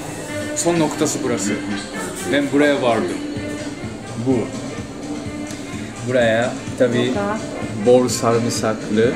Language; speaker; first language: Turkish; non-native, fluent; Japanese